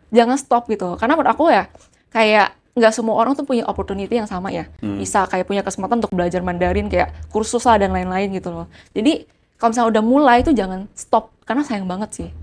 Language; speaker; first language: Indonesian; native; Indonesian